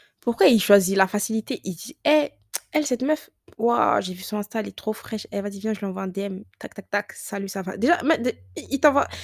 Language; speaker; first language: French; early bilingual, other home language; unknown